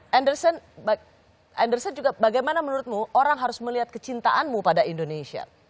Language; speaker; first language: Indonesian; native; Indonesian